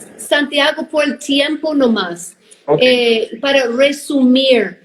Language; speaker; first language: Spanish; non-native, fluent; English